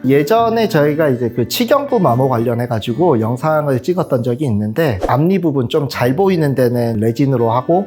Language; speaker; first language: Korean; native; Korean